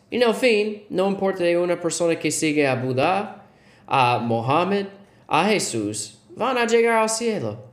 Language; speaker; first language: Spanish; non-native, learner; English